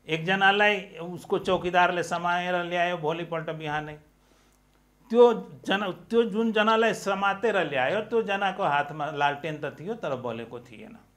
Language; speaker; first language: Nepali; non-native, local second language; Maithili